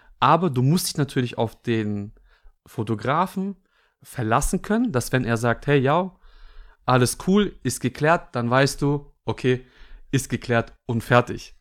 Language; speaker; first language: German; early bilingual, other home language; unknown